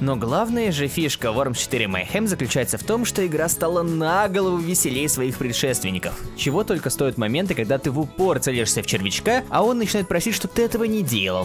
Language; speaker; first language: Russian; native; Russian